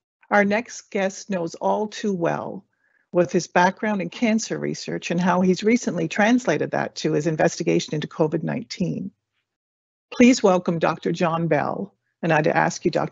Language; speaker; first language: English; native; English